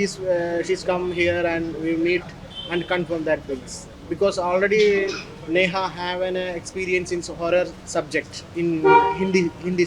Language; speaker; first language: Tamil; non-native, learner; Malayalam